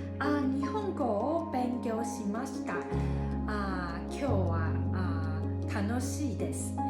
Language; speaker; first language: Japanese; non-native, learner; Chinese